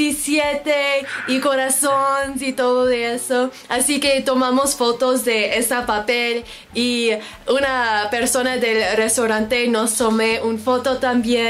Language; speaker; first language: Spanish; non-native, learner; English